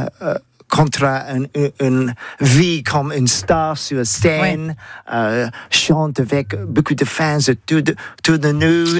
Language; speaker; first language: French; non-native, learner; English